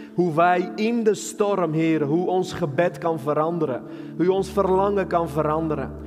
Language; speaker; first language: Dutch; non-native, fluent; Armenian